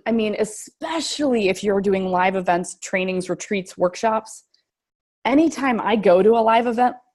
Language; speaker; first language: English; native; English